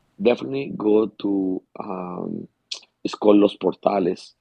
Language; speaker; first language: English; non-native, fluent; Spanish